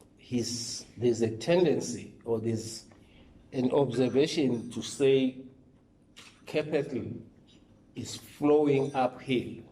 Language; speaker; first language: English; non-native, local second language; Swati